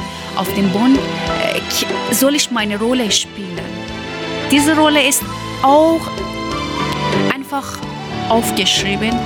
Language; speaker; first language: German; non-native, learner; Persian